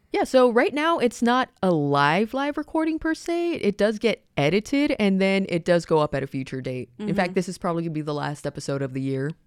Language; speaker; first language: English; early bilingual, other home language; Spanish